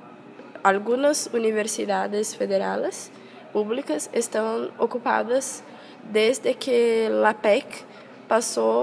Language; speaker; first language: Spanish; non-native, fluent; Portuguese